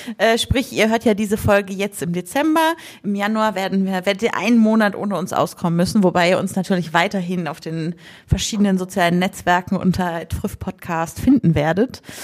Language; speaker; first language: German; native; German